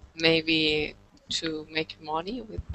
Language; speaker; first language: English; non-native, learner; Spanish